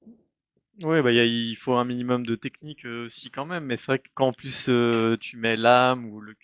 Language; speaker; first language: French; native; French